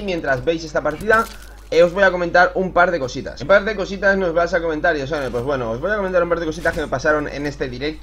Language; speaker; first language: Spanish; native; Spanish